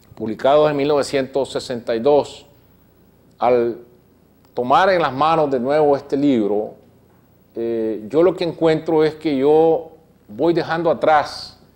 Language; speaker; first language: Spanish; native; Spanish